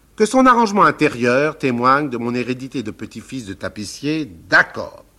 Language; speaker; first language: French; native; French